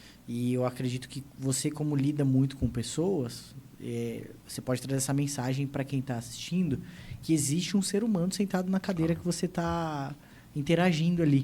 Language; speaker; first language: Portuguese; native; Portuguese